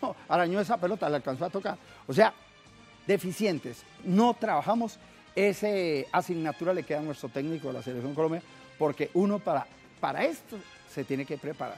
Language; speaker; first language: Spanish; native; Spanish